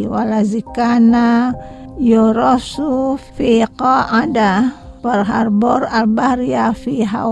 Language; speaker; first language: Arabic; non-native, fluent; Indonesian